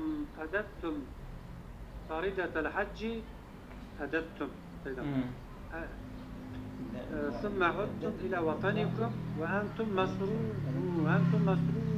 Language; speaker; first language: Arabic; non-native, learner; Turkish